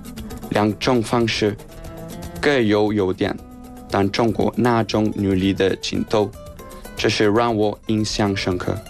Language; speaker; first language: Chinese; non-native, fluent; Spanish